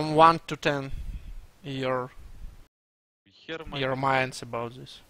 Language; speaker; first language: English; non-native, learner; Russian